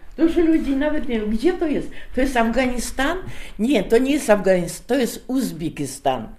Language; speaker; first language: Polish; non-native, fluent; Russian